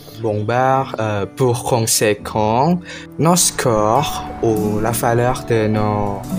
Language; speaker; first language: French; non-native, learner; Indonesian